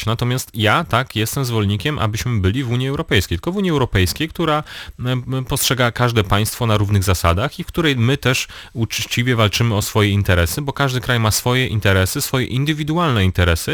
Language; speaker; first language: Polish; native; Polish